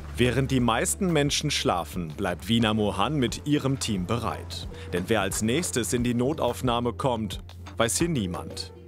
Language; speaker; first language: German; native; German